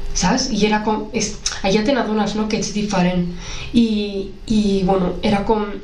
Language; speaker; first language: Catalan; early bilingual, other home language; Arabic